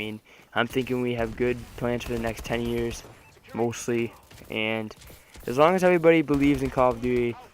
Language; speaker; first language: English; native; English